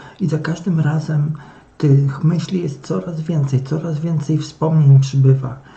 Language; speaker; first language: Polish; native; Polish